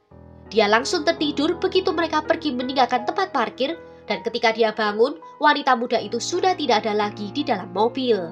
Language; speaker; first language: Indonesian; native; Indonesian